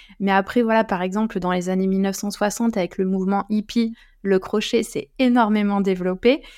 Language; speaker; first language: French; native; French